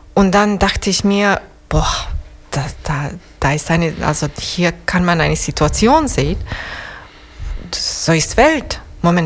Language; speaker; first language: German; non-native, fluent; Serbian